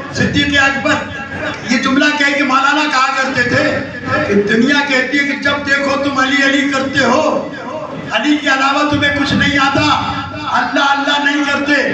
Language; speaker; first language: Urdu; non-native, local second language; Sindhi